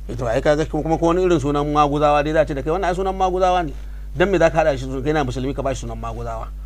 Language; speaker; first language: Hausa; native; Hausa